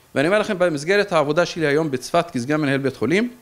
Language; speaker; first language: Hebrew; native; Hebrew